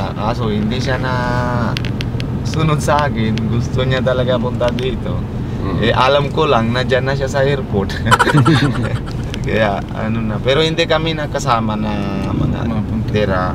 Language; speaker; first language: Filipino; non-native, local second language; Cebuano